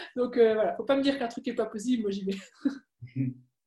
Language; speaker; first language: French; native; French